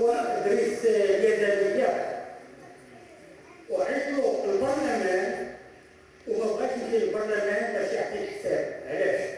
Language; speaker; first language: Arabic; native; Arabic